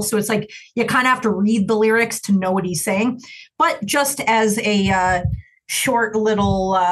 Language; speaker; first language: English; native; English